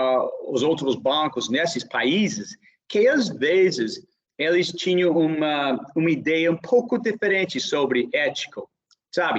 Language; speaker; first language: Portuguese; non-native, fluent; English